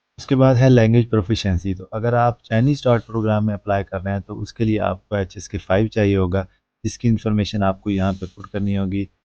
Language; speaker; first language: Urdu; native; Urdu